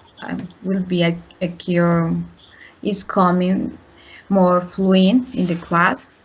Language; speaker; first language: English; non-native, learner; Spanish